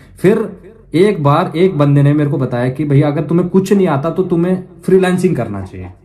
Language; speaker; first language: Hindi; native; Hindi